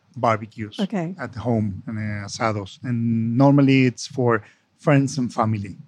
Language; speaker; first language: English; non-native, fluent; Spanish